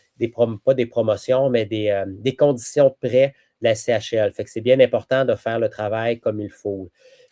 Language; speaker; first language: French; native; French